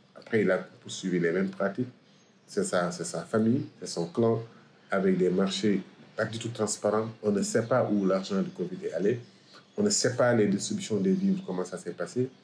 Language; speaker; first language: French; non-native, local second language; Wolof